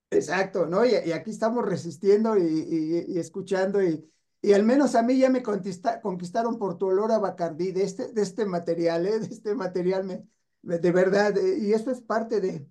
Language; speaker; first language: Spanish; native; Spanish